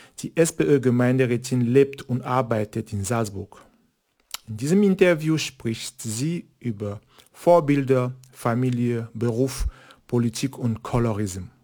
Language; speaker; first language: German; native; German